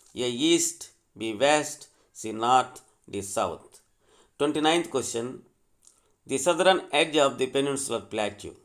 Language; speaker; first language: English; non-native, local second language; Telugu